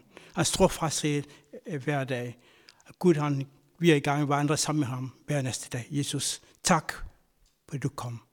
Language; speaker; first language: Danish; non-native, fluent; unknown